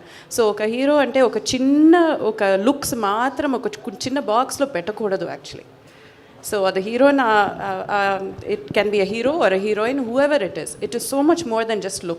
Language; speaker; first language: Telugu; non-native, fluent; Malayalam